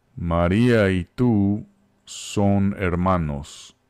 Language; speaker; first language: Spanish; non-native, fluent; English